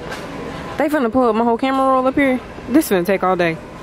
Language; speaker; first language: English; native; English